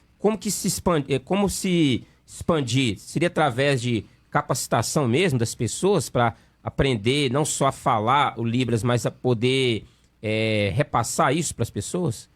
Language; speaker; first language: Portuguese; native; Portuguese